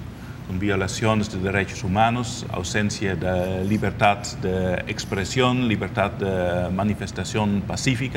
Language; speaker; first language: Spanish; non-native, fluent; Dutch